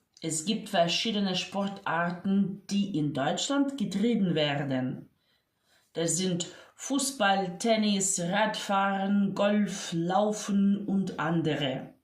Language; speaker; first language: German; non-native, fluent; Ukrainian